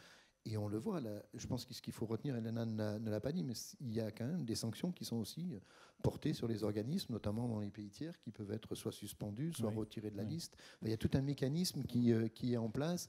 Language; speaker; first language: French; native; French